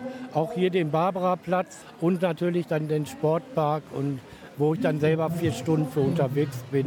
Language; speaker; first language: German; native; German